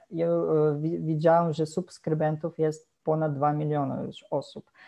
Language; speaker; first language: Polish; non-native, fluent; Russian